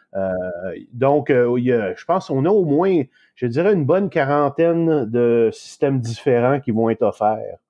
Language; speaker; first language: French; native; French